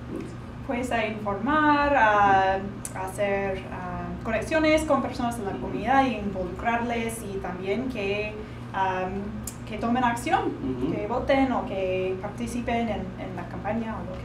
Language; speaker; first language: Spanish; non-native, learner; English